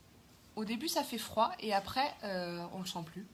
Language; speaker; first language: French; native; French